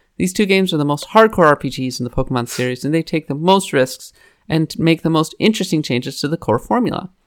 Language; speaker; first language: English; native; English